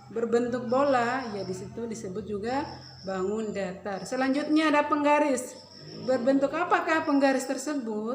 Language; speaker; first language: Indonesian; native; Indonesian